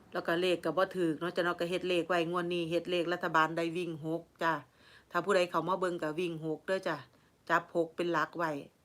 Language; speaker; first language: Thai; native; Thai